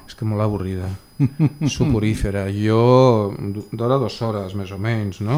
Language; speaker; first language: Catalan; non-native, local second language; Spanish